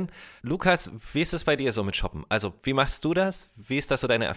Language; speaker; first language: German; native; German